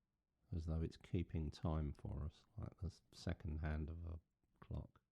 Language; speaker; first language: English; native; English